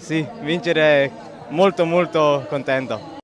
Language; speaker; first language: Italian; non-native, learner; Slovenian